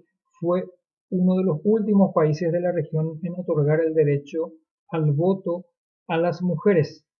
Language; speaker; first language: Spanish; native; Spanish